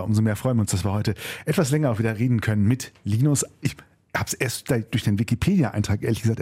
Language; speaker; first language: German; native; German